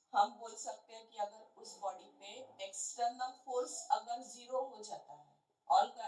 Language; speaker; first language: Hindi; non-native, local second language; Marathi